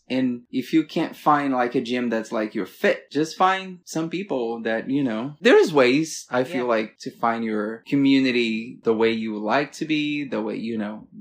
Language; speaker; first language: English; non-native, fluent; Portuguese